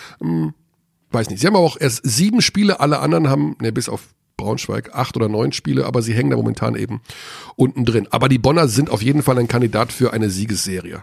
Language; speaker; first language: German; native; German